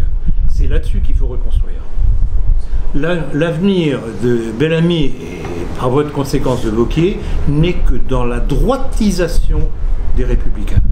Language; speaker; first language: French; native; French